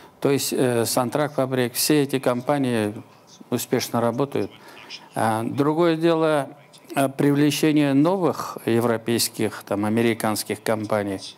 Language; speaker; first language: Russian; non-native, local second language; Tatar